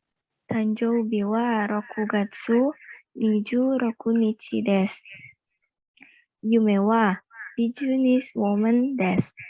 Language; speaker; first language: Japanese; non-native, learner; Indonesian